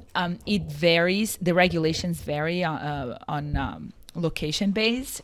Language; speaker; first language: English; non-native, fluent; Portuguese